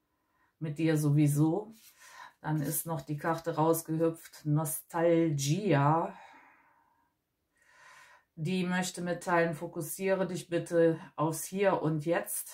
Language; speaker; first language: German; native; German